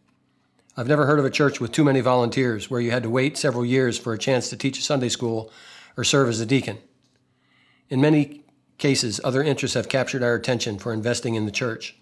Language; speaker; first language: English; native; English